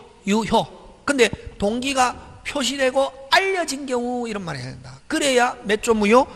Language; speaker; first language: Korean; native; Korean